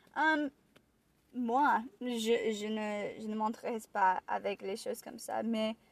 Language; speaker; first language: French; non-native, learner; English